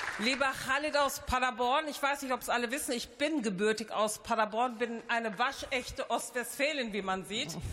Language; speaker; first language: German; early bilingual, other home language; Turkish